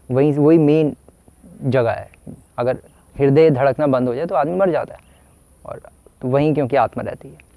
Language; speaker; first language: Hindi; native; Hindi